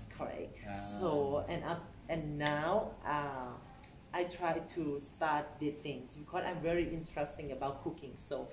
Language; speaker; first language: English; non-native, learner; Thai